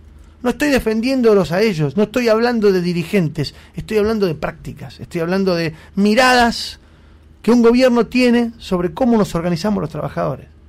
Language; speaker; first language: Spanish; native; Spanish